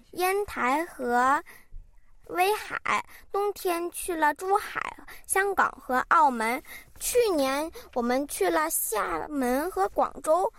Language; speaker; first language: Chinese; early bilingual, heritage; Chinese